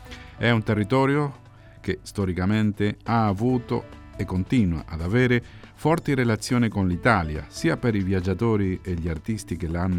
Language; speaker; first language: Italian; non-native, fluent; Spanish